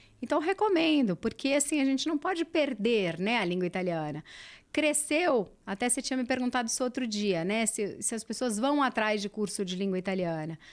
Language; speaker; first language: Portuguese; native; Portuguese